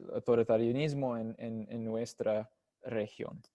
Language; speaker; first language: Spanish; non-native, fluent; English